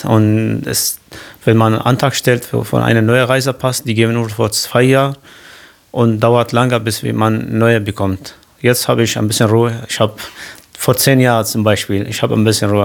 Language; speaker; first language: German; non-native, local second language; Kurdish